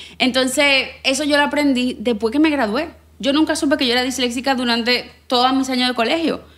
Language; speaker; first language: Spanish; native; Spanish